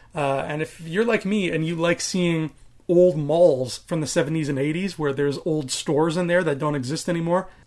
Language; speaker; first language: English; native; English